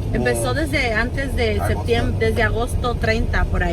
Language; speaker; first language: Spanish; early bilingual, heritage; Spanish